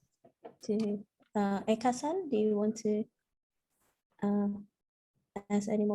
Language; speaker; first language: English; non-native, fluent; Indonesian